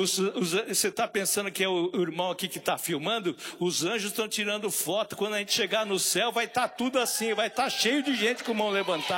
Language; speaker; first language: Portuguese; native; Portuguese